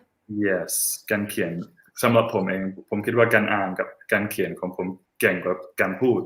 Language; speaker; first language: Thai; non-native, fluent; English